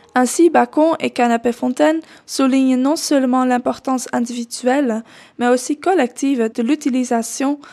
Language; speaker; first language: French; non-native, fluent; Dutch